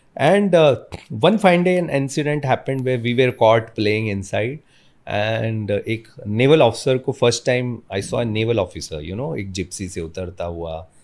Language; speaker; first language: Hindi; non-native, local second language; Malayalam